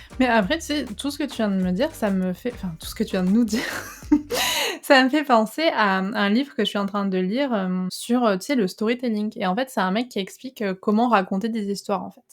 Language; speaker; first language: French; native; French